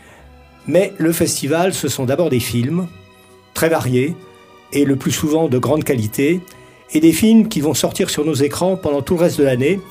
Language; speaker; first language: French; native; French